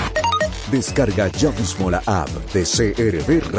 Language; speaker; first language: Spanish; native; Spanish